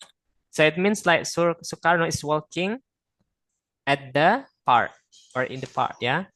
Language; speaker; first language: English; non-native, fluent; Indonesian